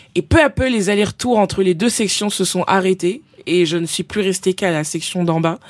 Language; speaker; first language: French; native; French